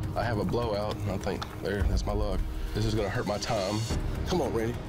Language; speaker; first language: English; native; English